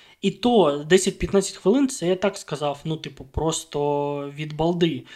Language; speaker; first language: Ukrainian; non-native, local second language; Russian